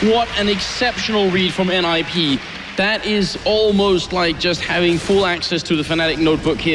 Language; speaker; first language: English; non-native, fluent; Swedish